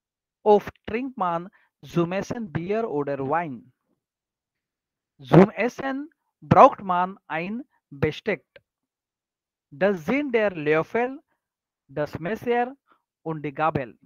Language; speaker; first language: German; non-native, fluent; Marathi